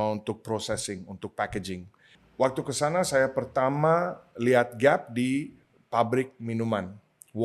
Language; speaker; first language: Indonesian; non-native, fluent; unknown